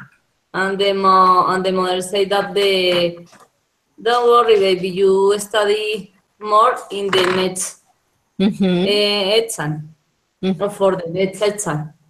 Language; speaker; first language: English; non-native, learner; Spanish